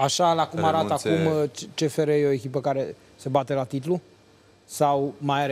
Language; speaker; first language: Romanian; native; Romanian